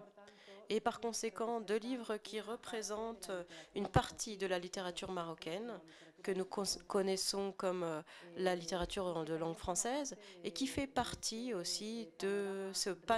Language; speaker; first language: French; non-native, fluent; Spanish